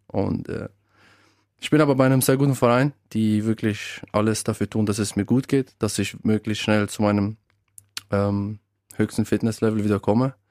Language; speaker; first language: German; early bilingual, other home language; Albanian